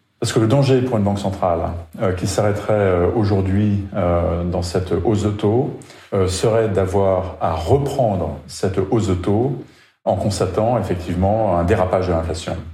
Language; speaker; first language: French; native; French